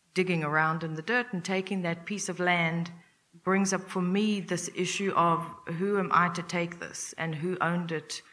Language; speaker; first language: English; native; English